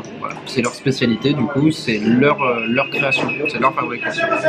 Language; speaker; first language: French; native; French